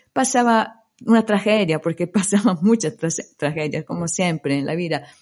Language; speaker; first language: Spanish; non-native, fluent; Italian